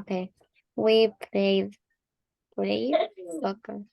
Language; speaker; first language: English; non-native, learner; Spanish